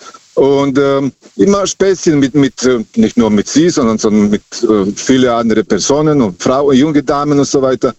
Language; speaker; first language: German; native; German